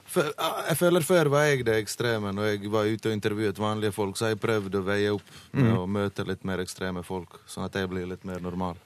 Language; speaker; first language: Norwegian; early bilingual, other home language; Bosnian